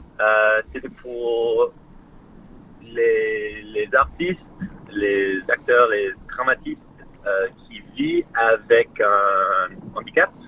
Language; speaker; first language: French; non-native, learner; English